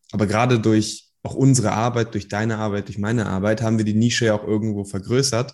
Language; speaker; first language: German; early bilingual, other home language; Persian